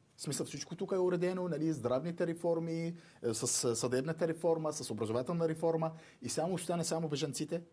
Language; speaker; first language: Bulgarian; non-native, fluent; Arabic